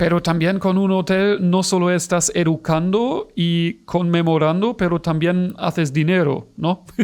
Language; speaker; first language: Spanish; non-native, fluent; German